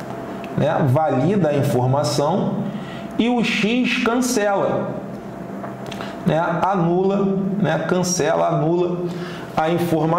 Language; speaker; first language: Portuguese; native; Portuguese